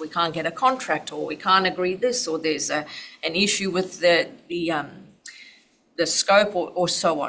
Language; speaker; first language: English; native; English